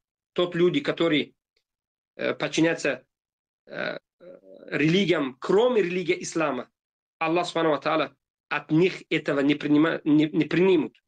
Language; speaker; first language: Russian; non-native, fluent; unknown